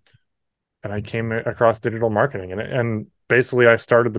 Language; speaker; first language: English; native; English